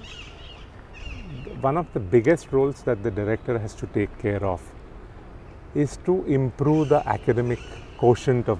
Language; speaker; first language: English; non-native, local second language; Tamil